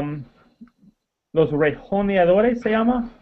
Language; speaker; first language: Spanish; non-native, learner; English